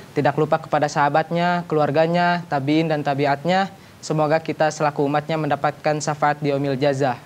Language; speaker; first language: Indonesian; native; Indonesian